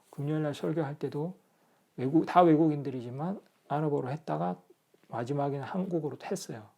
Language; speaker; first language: Korean; native; Korean